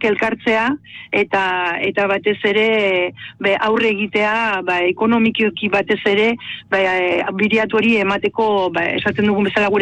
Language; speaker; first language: Basque; native; Basque